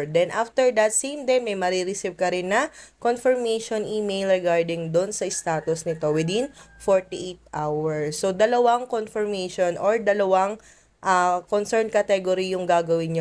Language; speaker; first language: Filipino; native; Filipino